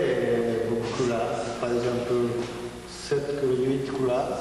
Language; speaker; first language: French; non-native, learner; Japanese